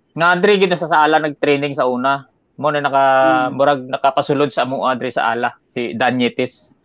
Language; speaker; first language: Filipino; non-native, local second language; Hiligaynon